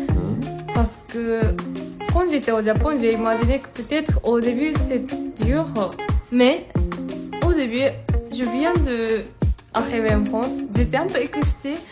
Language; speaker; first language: French; non-native, learner; Japanese